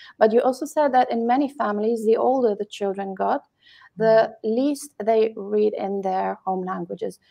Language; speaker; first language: English; non-native, fluent; German